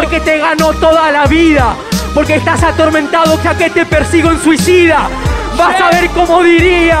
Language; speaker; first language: Spanish; native; Spanish